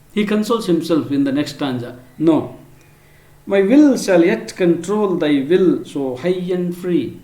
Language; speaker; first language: English; non-native, local second language; Kannada